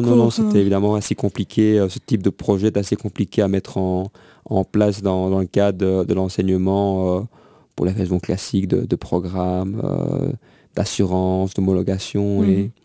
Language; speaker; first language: French; native; French